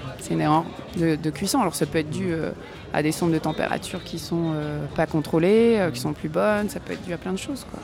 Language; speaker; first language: French; native; French